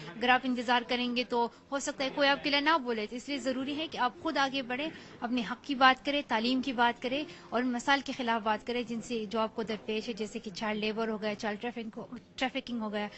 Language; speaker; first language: Urdu; non-native, local second language; Pashto